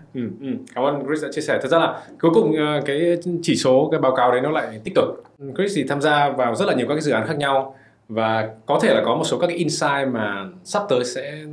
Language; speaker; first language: Vietnamese; early bilingual, heritage; Vietnamese